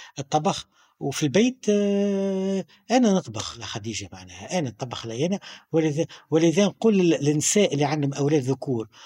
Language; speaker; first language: Arabic; native; Arabic